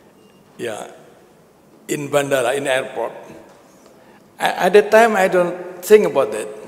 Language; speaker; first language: English; non-native, learner; Indonesian